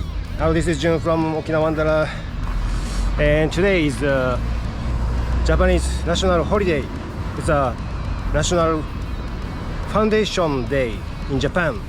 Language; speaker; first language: English; non-native, learner; Japanese